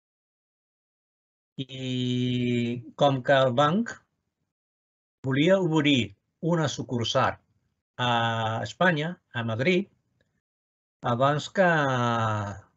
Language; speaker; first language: Catalan; non-native, fluent; Japanese